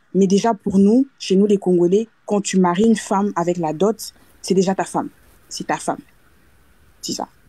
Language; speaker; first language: French; non-native, local second language; Lingala